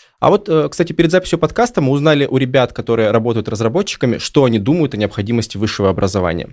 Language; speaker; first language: Russian; native; Russian